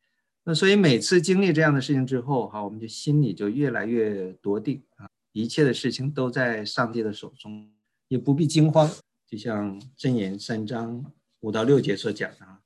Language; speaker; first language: Chinese; native; Chinese